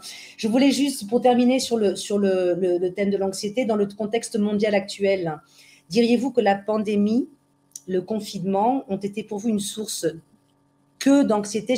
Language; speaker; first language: French; native; French